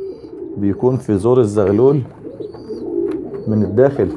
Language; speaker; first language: Arabic; native; Arabic